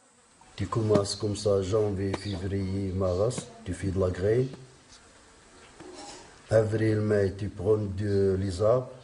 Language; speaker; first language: French; non-native, learner; Arabic